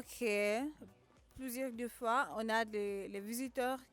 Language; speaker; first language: French; non-native, fluent; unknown